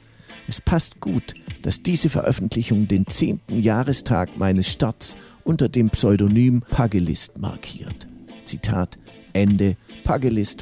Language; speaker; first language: German; native; German